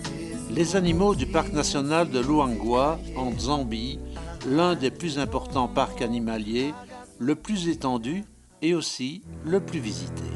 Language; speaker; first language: French; native; French